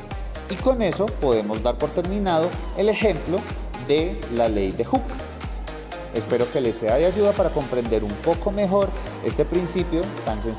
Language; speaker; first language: Spanish; native; Spanish